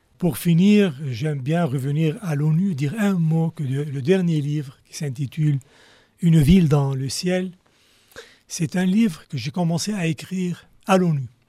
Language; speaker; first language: French; non-native, local second language; Arabic